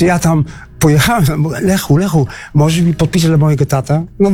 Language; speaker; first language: Polish; non-native, fluent; Dutch